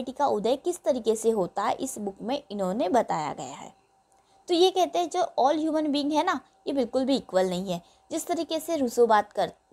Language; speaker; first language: Hindi; non-native, local second language; Marathi